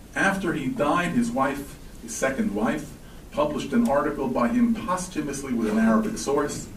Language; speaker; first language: English; native; English